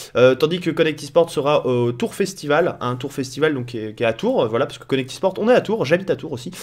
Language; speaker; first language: French; native; French